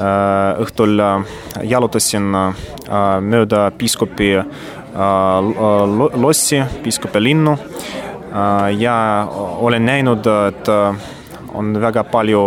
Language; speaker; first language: Estonian; non-native, learner; Russian